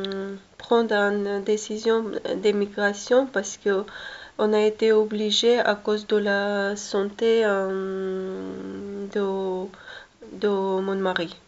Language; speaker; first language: French; non-native, learner; Russian